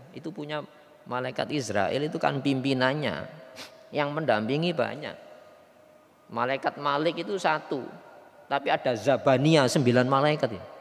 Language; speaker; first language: Indonesian; non-native, local second language; Javanese